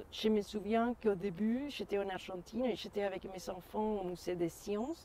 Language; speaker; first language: French; non-native, fluent; Spanish